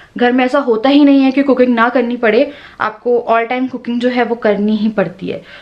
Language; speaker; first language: Hindi; native; Hindi